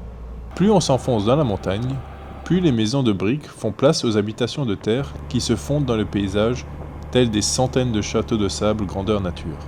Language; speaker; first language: French; native; French